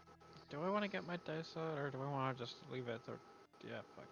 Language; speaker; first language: English; native; English